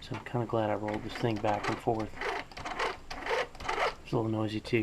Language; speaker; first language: English; native; English